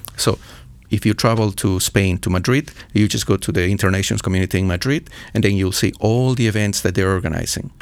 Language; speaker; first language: English; non-native, fluent; Spanish